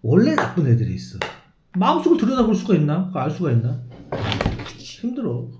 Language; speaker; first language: Korean; native; Korean